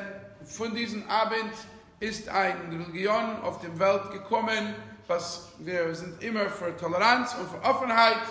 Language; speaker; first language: German; non-native, fluent; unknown